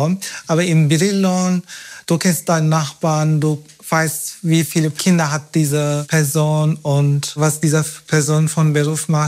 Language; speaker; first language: German; non-native, fluent; Turkish